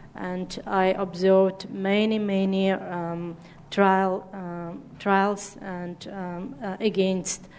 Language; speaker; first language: English; non-native, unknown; Uzbek